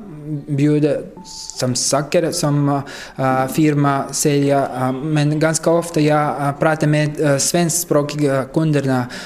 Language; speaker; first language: Swedish; non-native, learner; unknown